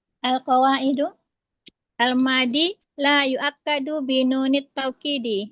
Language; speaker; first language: Arabic; non-native, learner; Indonesian